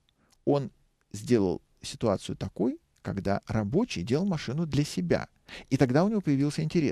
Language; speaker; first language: Russian; native; Russian